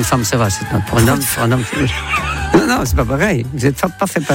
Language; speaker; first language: French; non-native, fluent; Dutch